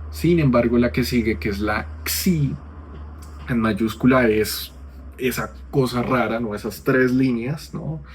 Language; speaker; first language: Spanish; native; Spanish